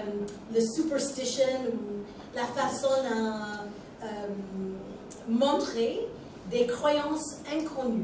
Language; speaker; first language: French; non-native, fluent; English